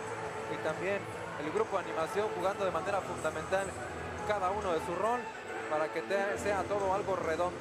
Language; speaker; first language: Spanish; native; Spanish